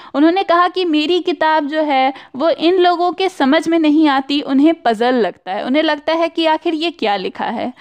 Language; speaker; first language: Hindi; native; Hindi